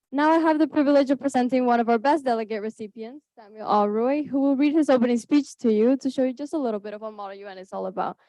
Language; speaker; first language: English; early bilingual, other home language; Spanish